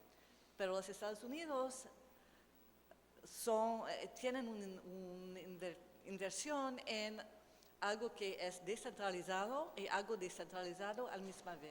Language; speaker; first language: Spanish; non-native, learner; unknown